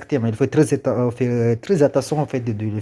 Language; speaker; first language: French; non-native, local second language; Comorian